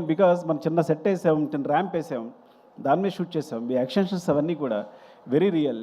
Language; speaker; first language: Telugu; native; Telugu